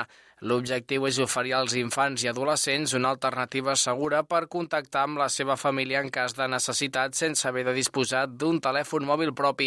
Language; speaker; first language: Catalan; native; Catalan